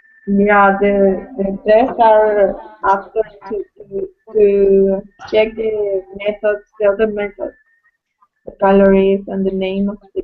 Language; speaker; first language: English; non-native, learner; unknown